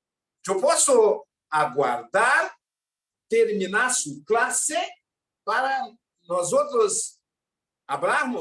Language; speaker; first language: Spanish; non-native, learner; Portuguese